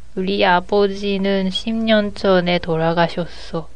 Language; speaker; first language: Korean; non-native, learner; Japanese